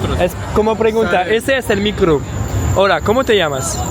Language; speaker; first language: Spanish; non-native, learner; French